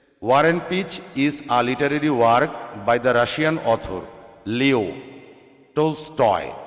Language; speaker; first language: English; non-native, local second language; Bangla